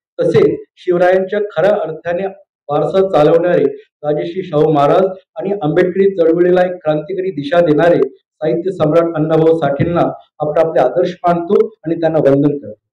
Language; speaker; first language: Marathi; native; Marathi